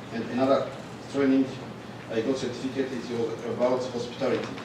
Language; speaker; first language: English; non-native, learner; Rundi